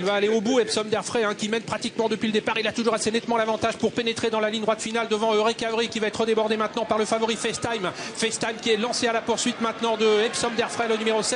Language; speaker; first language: French; native; French